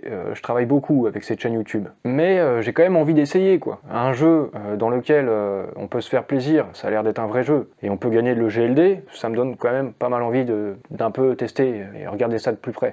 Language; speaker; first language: French; native; French